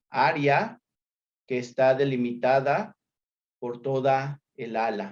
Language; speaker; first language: Spanish; native; Spanish